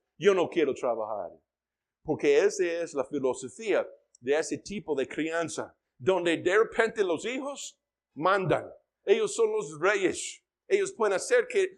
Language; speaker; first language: Spanish; non-native, fluent; English